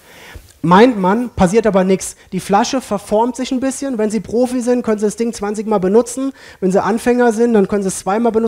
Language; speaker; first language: German; native; German